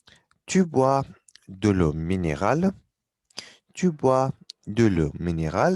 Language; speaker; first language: French; non-native, fluent; Arabic